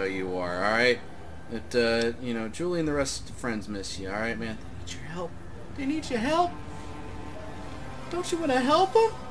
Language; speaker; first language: English; native; English